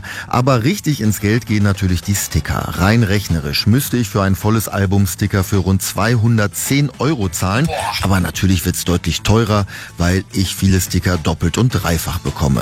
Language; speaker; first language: German; native; German